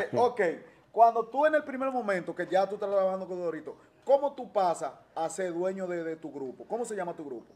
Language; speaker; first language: Spanish; native; Spanish